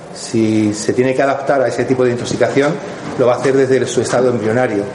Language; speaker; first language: Spanish; native; Spanish